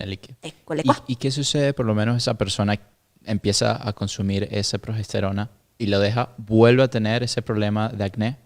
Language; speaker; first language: Spanish; native; Spanish